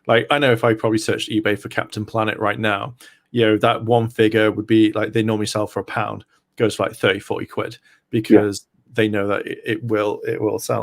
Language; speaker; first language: English; native; English